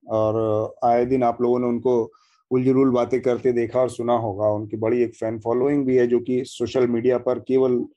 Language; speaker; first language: Hindi; native; Hindi